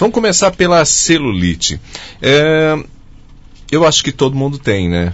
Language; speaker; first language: Portuguese; native; Portuguese